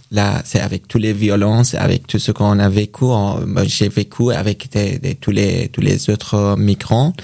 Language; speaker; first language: French; non-native, learner; Persian